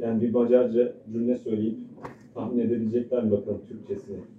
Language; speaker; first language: Turkish; native; Turkish